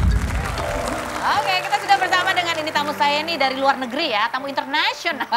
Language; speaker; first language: Indonesian; native; Indonesian